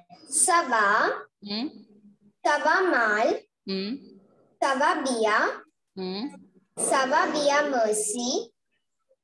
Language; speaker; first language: French; non-native, learner; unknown